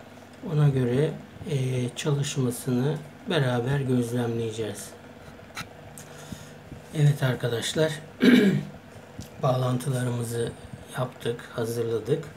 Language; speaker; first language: Turkish; native; Turkish